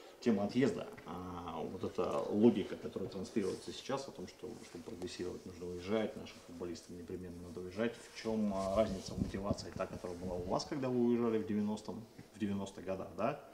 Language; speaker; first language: Russian; native; Russian